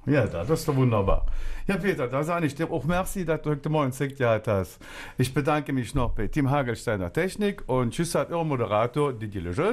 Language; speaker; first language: German; native; German